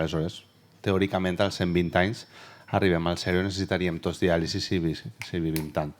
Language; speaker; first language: Catalan; native; Catalan